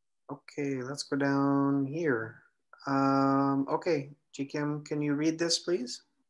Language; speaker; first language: English; native; English